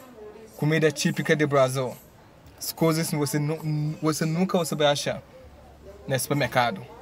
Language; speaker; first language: Portuguese; non-native, fluent; English